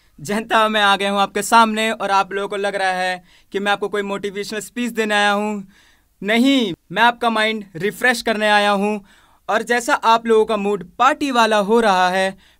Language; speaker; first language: Hindi; native; Hindi